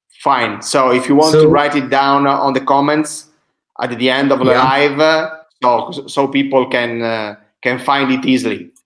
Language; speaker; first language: English; non-native, fluent; Italian